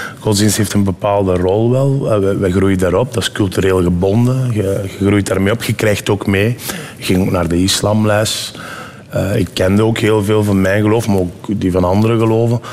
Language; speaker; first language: Dutch; early bilingual, other home language; Turkish